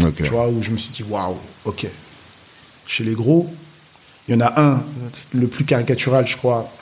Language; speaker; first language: French; native; French